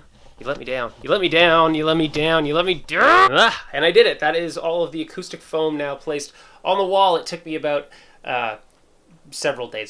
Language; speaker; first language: English; native; English